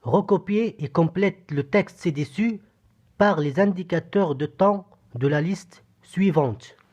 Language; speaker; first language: French; non-native, local second language; Arabic